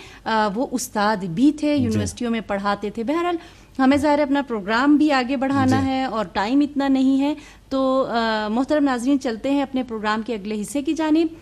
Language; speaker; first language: Urdu; native; Urdu